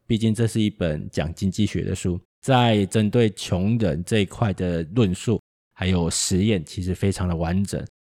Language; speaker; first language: Chinese; native; Chinese